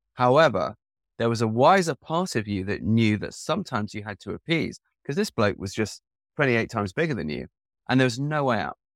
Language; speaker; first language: English; native; English